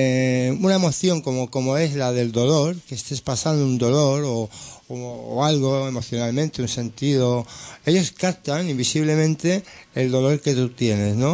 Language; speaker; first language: Spanish; native; Spanish